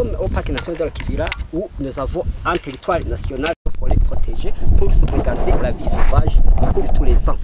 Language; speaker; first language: French; non-native, local second language; Rundi